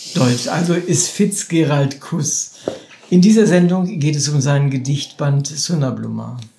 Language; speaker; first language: German; native; German